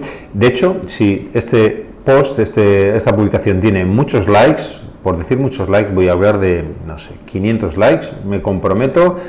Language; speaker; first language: Spanish; native; Spanish